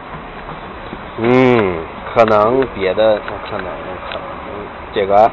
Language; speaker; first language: Chinese; non-native, learner; English